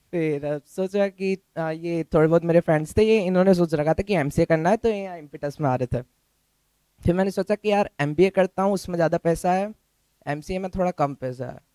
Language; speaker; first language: Hindi; native; Hindi